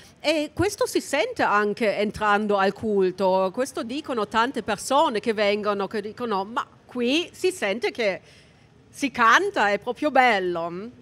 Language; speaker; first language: Italian; non-native, fluent; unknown